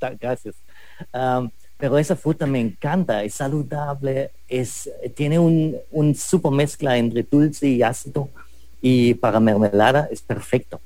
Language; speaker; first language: Spanish; non-native, fluent; German